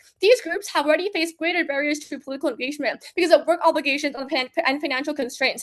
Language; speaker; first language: English; non-native, fluent; Chinese